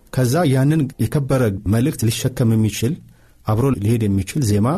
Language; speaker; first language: Amharic; native; Amharic